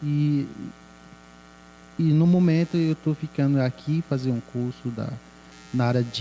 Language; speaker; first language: Portuguese; non-native, local second language; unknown